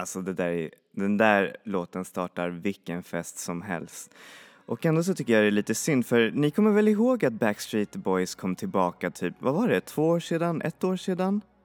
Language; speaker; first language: Swedish; native; Swedish